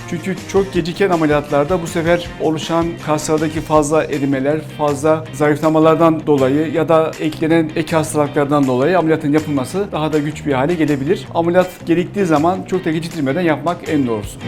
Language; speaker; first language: Turkish; native; Turkish